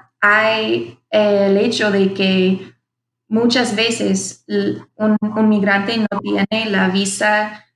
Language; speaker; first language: Spanish; non-native, fluent; English